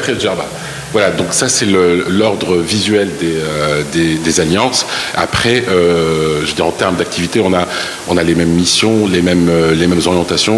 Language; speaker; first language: French; non-native, local second language; Arabic